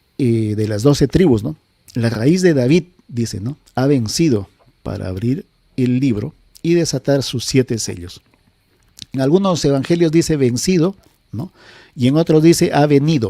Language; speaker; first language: Spanish; native; Spanish